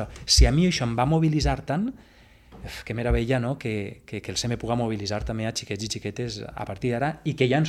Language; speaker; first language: Catalan; native; Catalan